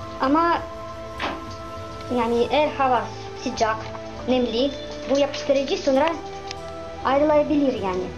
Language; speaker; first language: Turkish; non-native, learner; Russian